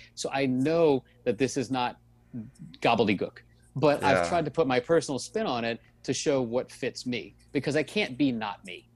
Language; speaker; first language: English; native; English